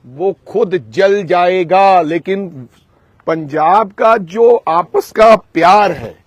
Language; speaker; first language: Hindi; non-native, local second language; Punjabi